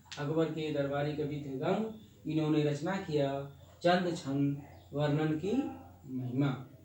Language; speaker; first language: Hindi; native; Hindi